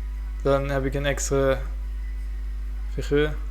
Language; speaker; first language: Dutch; non-native, fluent; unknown